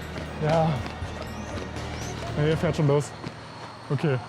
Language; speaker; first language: German; native; German